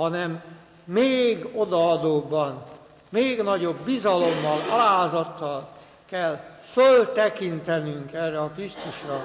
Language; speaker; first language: Hungarian; native; Hungarian